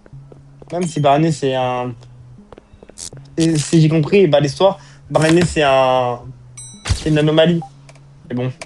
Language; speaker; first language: French; native; French